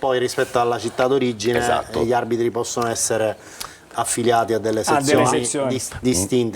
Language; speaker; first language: Italian; native; Italian